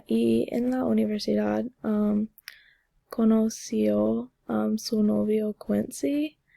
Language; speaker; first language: Spanish; non-native, learner; English